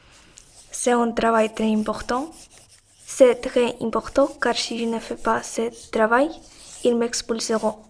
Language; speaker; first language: French; non-native, learner; Russian